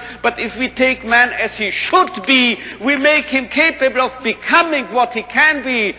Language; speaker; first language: English; non-native, fluent; German